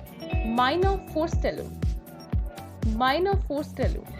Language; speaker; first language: German; non-native, learner; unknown